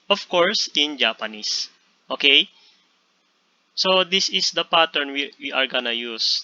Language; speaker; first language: English; non-native, fluent; Filipino